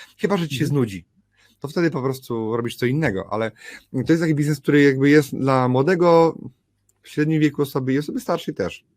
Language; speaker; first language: Polish; native; Polish